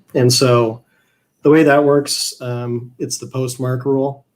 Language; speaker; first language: English; native; English